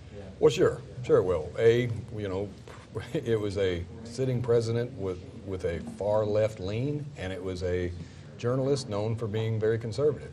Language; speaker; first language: English; native; English